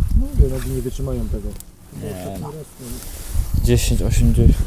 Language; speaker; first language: Polish; native; Polish